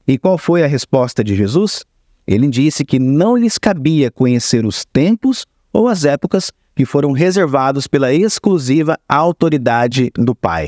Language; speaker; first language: Portuguese; native; Portuguese